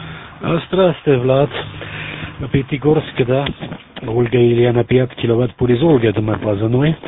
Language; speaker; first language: Russian; non-native, learner; German